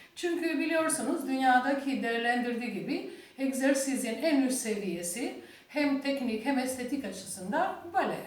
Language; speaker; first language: Turkish; non-native, fluent; Albanian